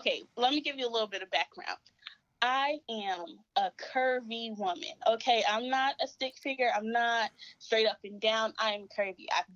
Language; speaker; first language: English; native; English